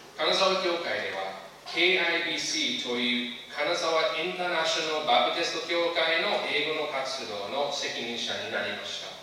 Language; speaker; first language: Japanese; non-native, fluent; English